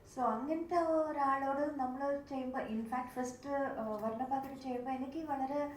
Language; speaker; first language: Malayalam; non-native, local second language; Tamil